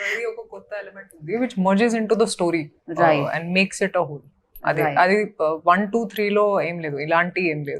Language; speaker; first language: Telugu; non-native, local second language; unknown